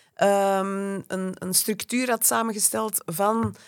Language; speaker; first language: Dutch; native; Dutch